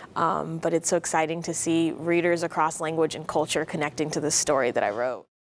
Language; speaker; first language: English; native; English